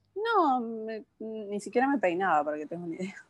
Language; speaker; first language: Spanish; native; Spanish